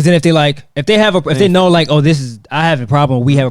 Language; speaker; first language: English; native; English